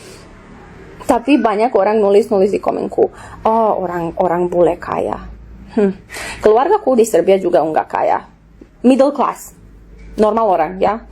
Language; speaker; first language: Indonesian; non-native, learner; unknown